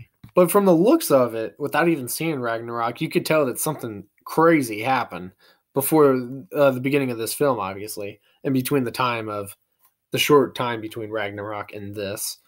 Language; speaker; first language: English; native; English